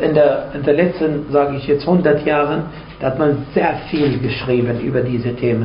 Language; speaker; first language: German; non-native, fluent; Arabic